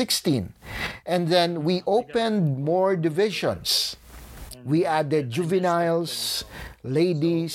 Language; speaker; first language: English; non-native, local second language; Filipino